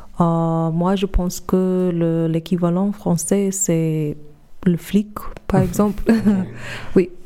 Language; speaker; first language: French; non-native, fluent; English